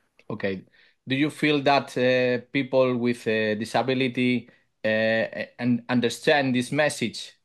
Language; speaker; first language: English; non-native, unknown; Spanish